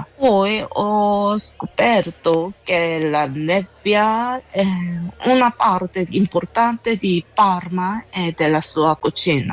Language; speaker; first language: Italian; non-native, learner; Korean